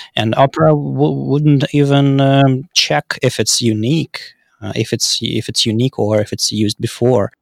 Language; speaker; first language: English; non-native, fluent; Russian